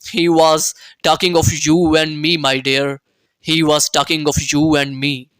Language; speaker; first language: English; non-native, local second language; Urdu